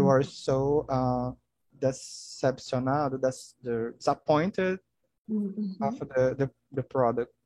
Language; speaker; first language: English; non-native, learner; Portuguese